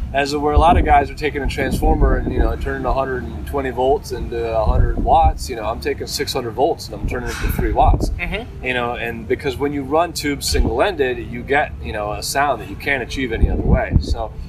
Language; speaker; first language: English; native; English